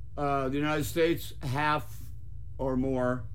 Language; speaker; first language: English; native; English